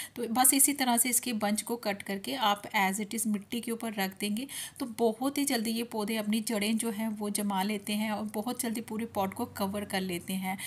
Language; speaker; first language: Hindi; non-native, local second language; Punjabi